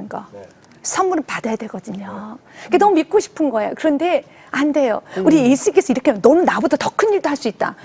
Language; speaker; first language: Korean; native; Korean